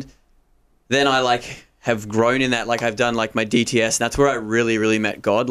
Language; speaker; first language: English; native; English